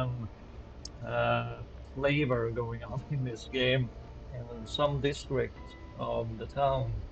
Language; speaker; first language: English; non-native, fluent; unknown